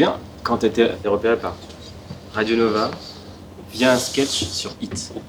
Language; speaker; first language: French; native; French